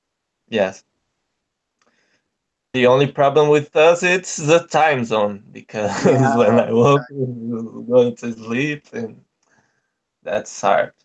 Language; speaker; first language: English; non-native, learner; Portuguese